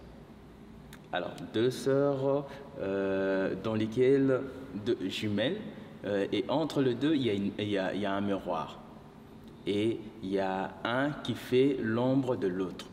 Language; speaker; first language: French; non-native, local second language; Lingala